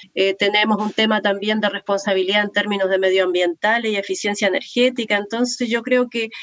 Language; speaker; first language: Spanish; native; Spanish